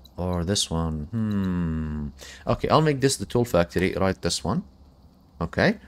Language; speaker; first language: English; non-native, fluent; Arabic